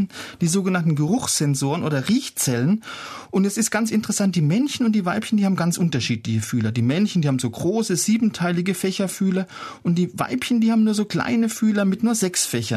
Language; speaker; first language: German; native; German